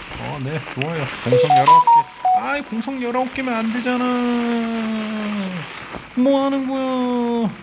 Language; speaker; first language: Korean; native; Korean